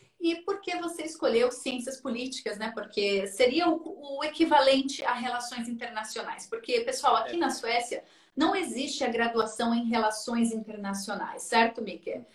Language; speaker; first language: Portuguese; native; Portuguese